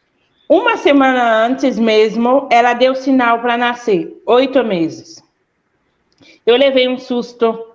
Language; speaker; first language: Portuguese; non-native, fluent; Haitian Creole